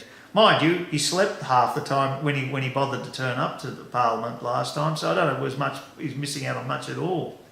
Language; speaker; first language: English; native; English